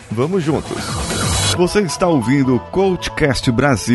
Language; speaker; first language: Portuguese; native; Portuguese